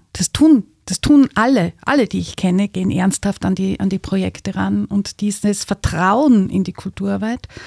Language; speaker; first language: German; native; German